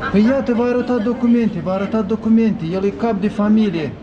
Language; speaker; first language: Romanian; native; Romanian